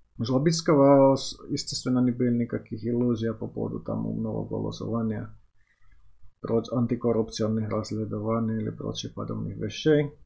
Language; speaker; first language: Russian; non-native, fluent; Finnish